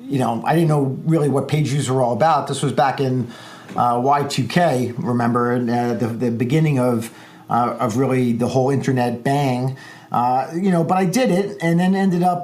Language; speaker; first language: English; native; English